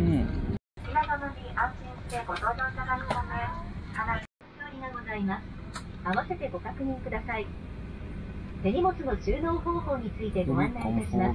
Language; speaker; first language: Japanese; native; Japanese